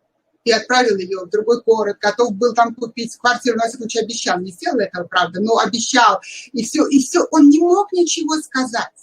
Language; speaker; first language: Russian; native; Russian